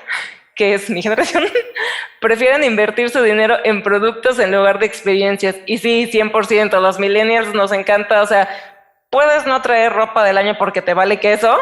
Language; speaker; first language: Spanish; native; Spanish